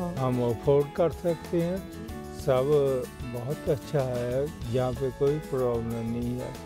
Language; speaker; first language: Hindi; non-native, local second language; Punjabi